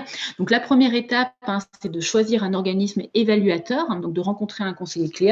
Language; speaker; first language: French; native; French